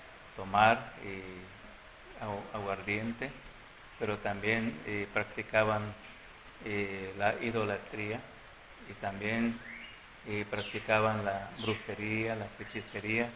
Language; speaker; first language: Spanish; non-native, local second language; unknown